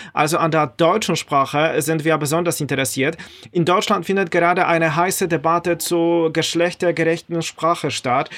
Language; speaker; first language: German; non-native, fluent; Polish